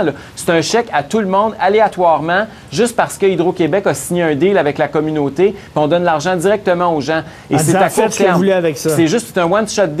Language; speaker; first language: French; native; French